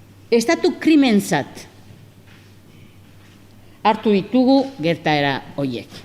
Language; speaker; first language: Basque; non-native, local second language; Spanish